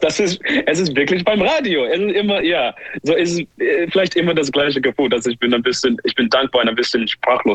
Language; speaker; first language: German; non-native, learner; English